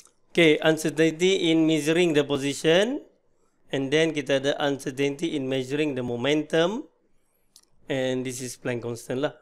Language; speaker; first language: English; non-native, local second language; Malay